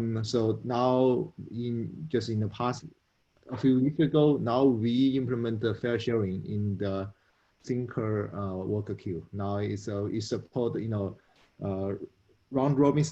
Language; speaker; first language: English; non-native, fluent; Chinese